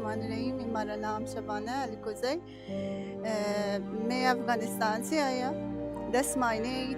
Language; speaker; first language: Hindi; non-native, learner; Persian